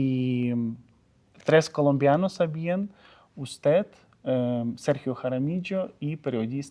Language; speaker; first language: Spanish; non-native, fluent; Ukrainian